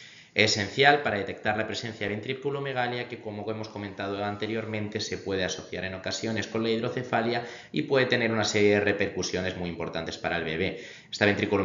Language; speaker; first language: Spanish; native; Spanish